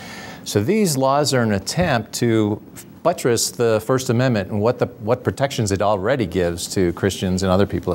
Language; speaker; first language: English; native; English